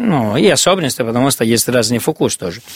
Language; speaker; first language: Russian; non-native, learner; Italian